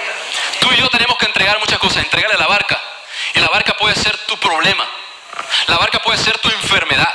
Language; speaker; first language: Spanish; native; Spanish